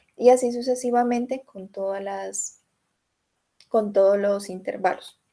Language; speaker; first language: Spanish; native; Spanish